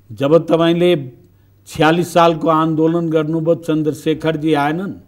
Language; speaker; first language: Nepali; non-native, local second language; Bhojpuri